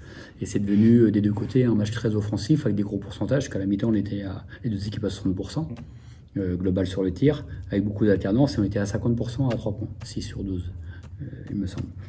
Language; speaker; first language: French; native; French